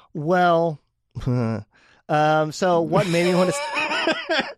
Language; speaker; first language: English; native; English